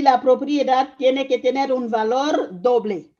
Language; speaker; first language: Spanish; non-native, fluent; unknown